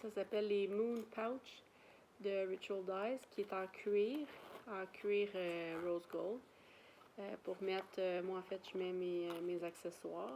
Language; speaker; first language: French; native; French